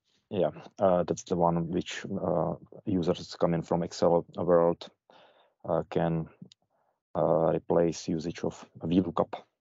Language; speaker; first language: English; non-native, fluent; Czech